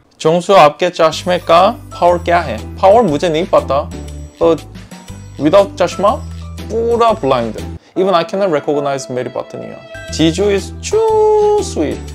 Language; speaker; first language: Hindi; non-native, learner; Korean